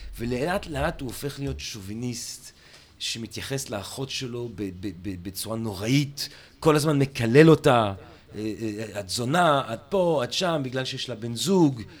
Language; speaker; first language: Hebrew; non-native, fluent; English